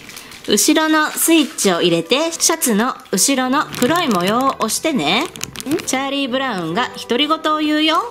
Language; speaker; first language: Japanese; native; Japanese